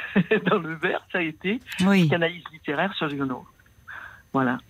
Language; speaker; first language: French; native; French